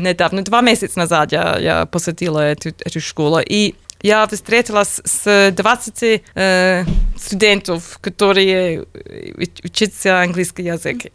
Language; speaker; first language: Russian; non-native, learner; English